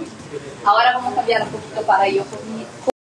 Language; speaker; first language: Spanish; non-native, learner; Portuguese